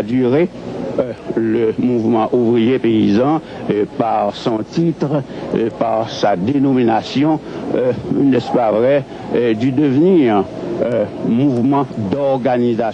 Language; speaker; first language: French; non-native, local second language; Haitian Creole